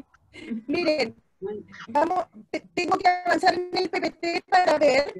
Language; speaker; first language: Spanish; native; Spanish